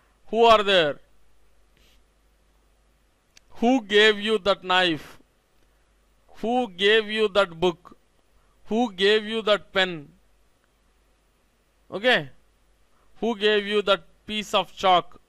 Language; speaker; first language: English; non-native, local second language; Telugu